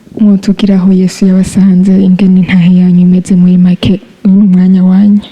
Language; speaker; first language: Rundi; native; Rundi